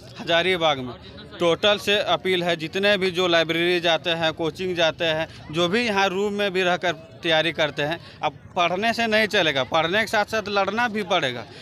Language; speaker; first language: Hindi; non-native, local second language; Magahi